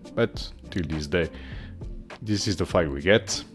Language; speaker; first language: English; non-native, fluent; French